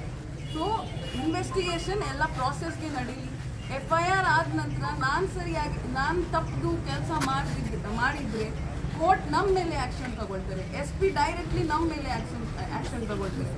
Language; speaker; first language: Kannada; non-native, fluent; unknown